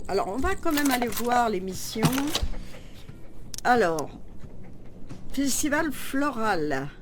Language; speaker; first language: French; native; French